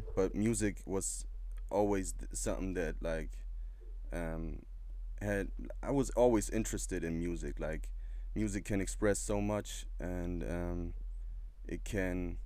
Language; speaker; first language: English; non-native, fluent; German